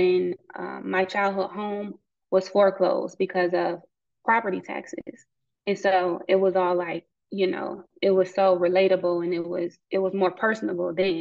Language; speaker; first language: English; native; English